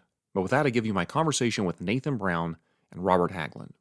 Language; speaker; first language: English; native; English